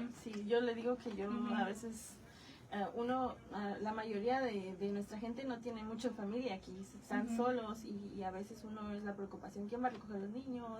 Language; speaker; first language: Spanish; native; Spanish